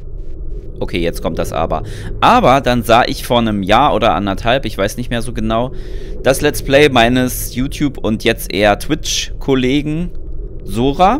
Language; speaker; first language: German; native; German